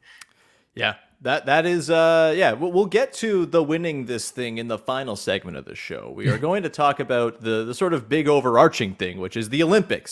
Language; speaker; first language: English; native; English